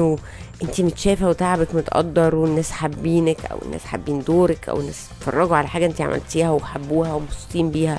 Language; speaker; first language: Arabic; native; Arabic